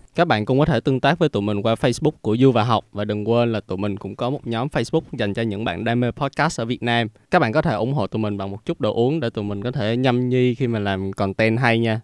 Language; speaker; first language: Vietnamese; native; Vietnamese